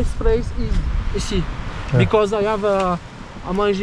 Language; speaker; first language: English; non-native, learner; French